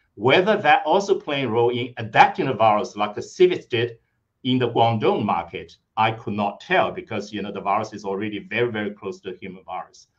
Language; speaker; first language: English; non-native, fluent; Chinese